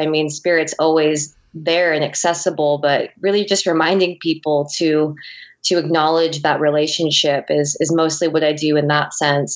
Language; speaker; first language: English; native; English